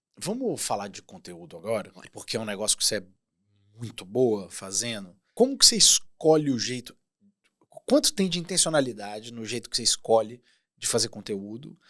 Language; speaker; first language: Portuguese; native; Portuguese